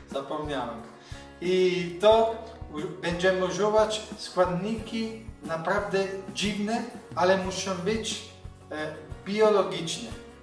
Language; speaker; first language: Polish; non-native, learner; Italian